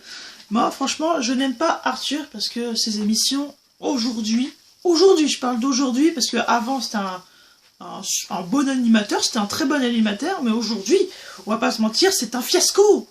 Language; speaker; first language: French; native; French